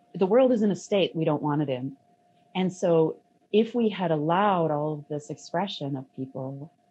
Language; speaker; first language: English; native; English